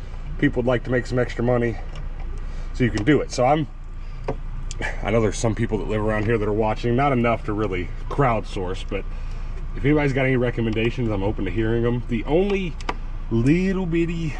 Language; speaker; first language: English; native; English